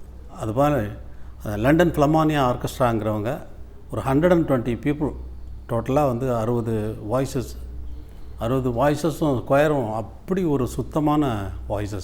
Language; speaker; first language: Tamil; native; Tamil